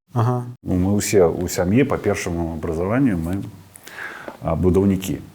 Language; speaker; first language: Belarusian; non-native, local second language; Russian